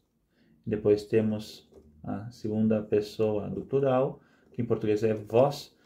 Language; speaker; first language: Portuguese; non-native, fluent; Spanish